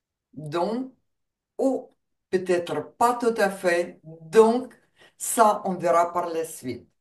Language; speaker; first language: French; non-native, fluent; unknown